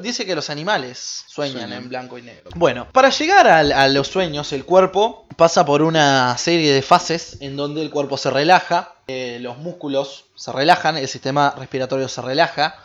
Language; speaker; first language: Spanish; native; Spanish